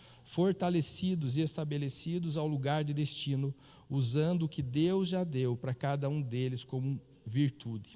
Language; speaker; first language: Portuguese; native; Portuguese